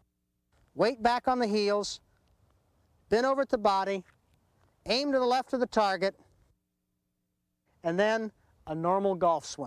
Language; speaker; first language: English; native; English